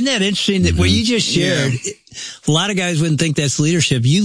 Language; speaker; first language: English; native; English